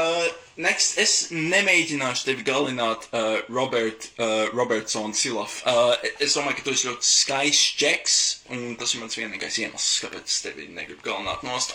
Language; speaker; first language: Latvian; non-native, local second language; English